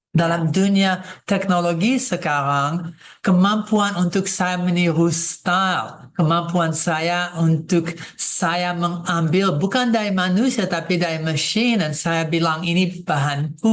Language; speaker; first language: Indonesian; non-native, fluent; English